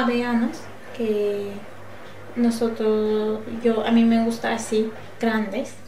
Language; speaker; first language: Spanish; non-native, learner; Turkish